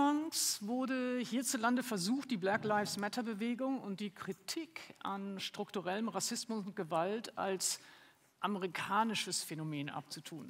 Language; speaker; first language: German; native; German